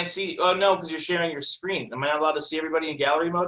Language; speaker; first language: English; native; English